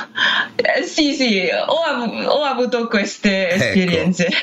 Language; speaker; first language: Italian; non-native, learner; English